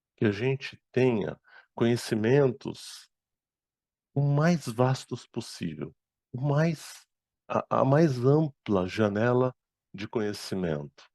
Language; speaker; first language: Portuguese; non-native, fluent; Arabic